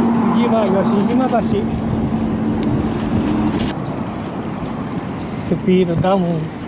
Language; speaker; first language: Japanese; native; Japanese